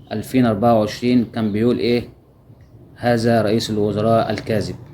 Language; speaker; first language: Arabic; native; Arabic